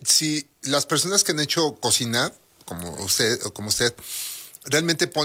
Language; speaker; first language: Spanish; native; Spanish